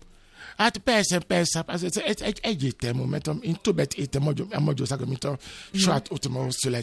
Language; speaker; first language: Hungarian; non-native, fluent; Yoruba